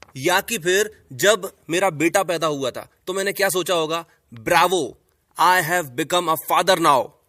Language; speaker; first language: Hindi; native; Hindi